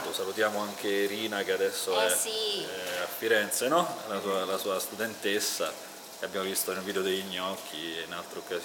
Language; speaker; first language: Italian; native; Italian